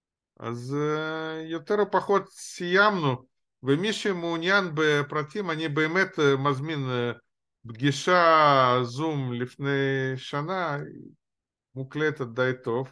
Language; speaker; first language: Hebrew; non-native, fluent; Russian